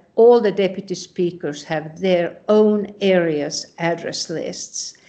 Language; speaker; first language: English; non-native, fluent; Finnish